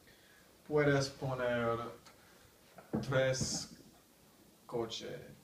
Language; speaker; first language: Spanish; non-native, learner; English